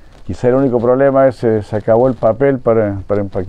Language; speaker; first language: Italian; non-native, learner; Spanish